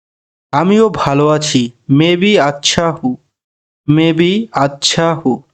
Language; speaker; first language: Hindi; non-native, fluent; Bangla